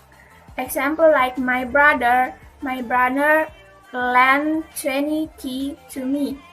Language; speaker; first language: English; non-native, learner; Indonesian